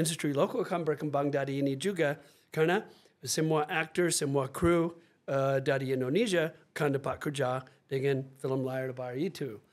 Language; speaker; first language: Indonesian; non-native, fluent; English